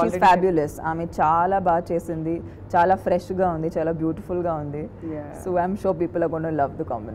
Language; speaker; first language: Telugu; non-native, fluent; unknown